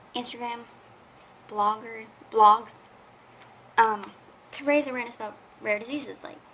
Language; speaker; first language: English; native; English